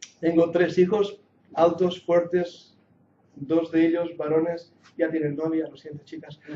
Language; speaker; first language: Spanish; non-native, fluent; English